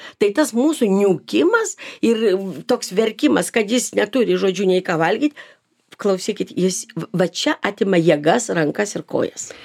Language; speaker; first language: Lithuanian; native; Lithuanian